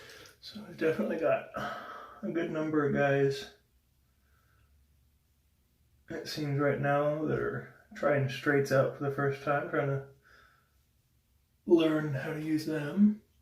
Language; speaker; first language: English; native; English